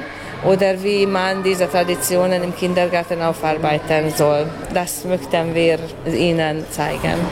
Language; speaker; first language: German; native; German